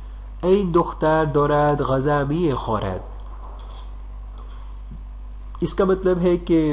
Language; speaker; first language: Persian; non-native, learner; Urdu